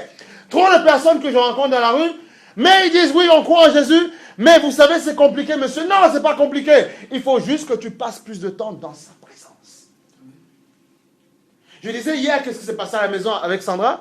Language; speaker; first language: French; native; French